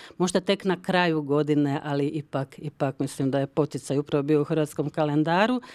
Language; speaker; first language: Croatian; early bilingual, heritage; Croatian